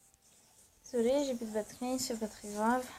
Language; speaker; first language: French; native; French